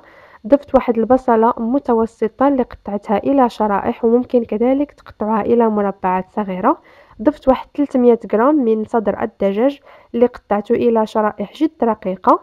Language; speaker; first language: Arabic; native; Arabic